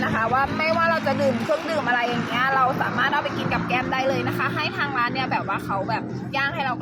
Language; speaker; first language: Thai; native; Thai